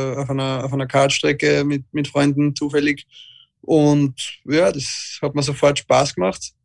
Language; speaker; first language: German; native; German